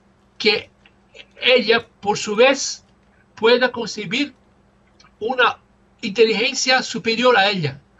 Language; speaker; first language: Spanish; non-native, fluent; Portuguese